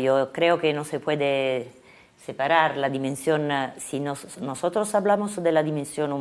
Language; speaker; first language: Spanish; non-native, fluent; Italian